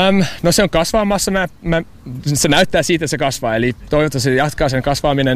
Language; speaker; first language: Finnish; non-native, fluent; English